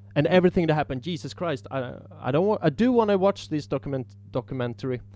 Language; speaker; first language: English; non-native, fluent; Swedish